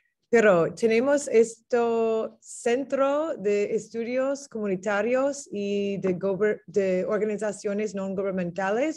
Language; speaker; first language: Spanish; non-native, learner; English